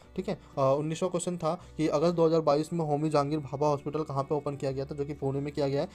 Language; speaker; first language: Hindi; native; Hindi